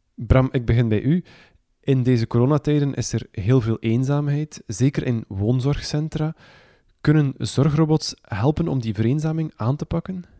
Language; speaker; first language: Dutch; native; Dutch